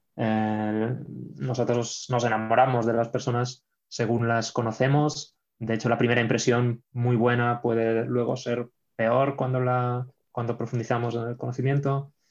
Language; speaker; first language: Spanish; non-native, local second language; Catalan